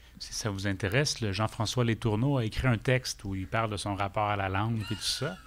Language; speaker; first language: French; native; French